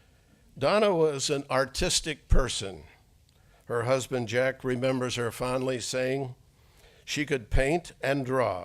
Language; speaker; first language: English; native; English